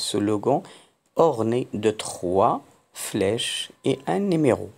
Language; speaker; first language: French; non-native, local second language; Arabic